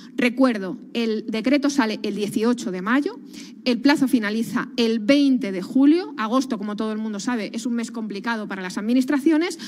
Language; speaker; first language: Spanish; native; Spanish